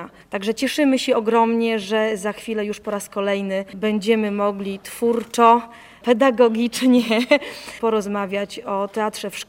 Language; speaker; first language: Polish; native; Polish